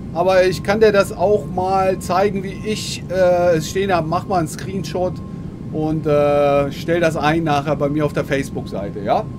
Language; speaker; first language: English; non-native, learner; German